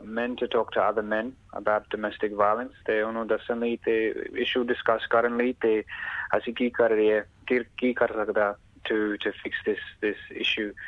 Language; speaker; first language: Punjabi; early bilingual, other home language; English